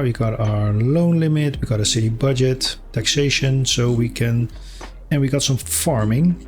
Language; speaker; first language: English; non-native, fluent; Dutch